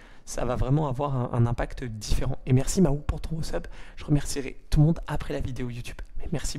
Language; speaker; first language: French; native; French